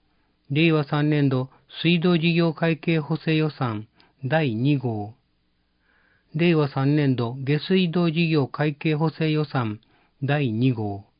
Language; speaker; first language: Japanese; native; Japanese